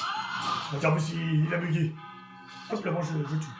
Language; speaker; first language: French; native; French